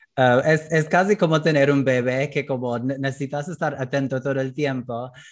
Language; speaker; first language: Spanish; non-native, fluent; English